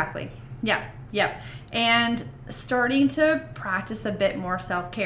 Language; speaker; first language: English; native; English